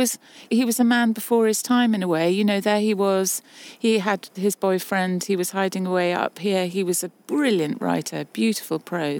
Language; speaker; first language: English; native; English